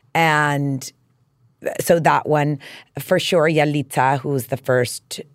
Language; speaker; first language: English; native; English